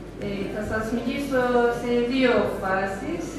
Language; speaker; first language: Greek; non-native, learner; Turkish